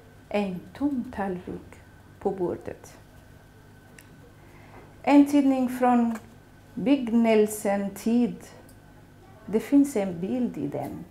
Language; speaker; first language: Swedish; non-native, fluent; Kurdish